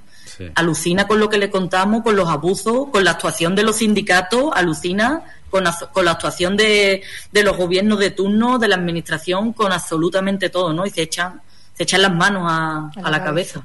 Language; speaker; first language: Spanish; native; Spanish